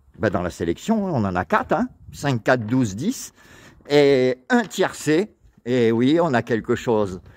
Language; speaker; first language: French; native; French